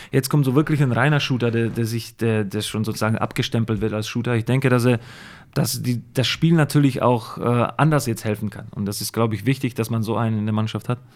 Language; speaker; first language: German; non-native, fluent; Slovak